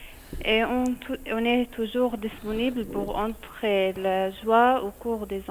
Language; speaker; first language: French; non-native, learner; Arabic